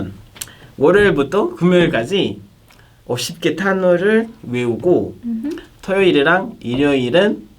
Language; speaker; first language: Korean; non-native, fluent; Kinyarwanda